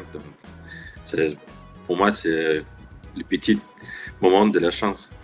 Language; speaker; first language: French; non-native, learner; Russian